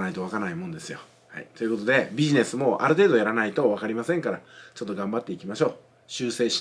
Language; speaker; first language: Japanese; native; Japanese